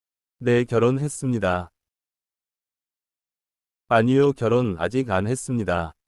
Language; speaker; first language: Korean; non-native, learner; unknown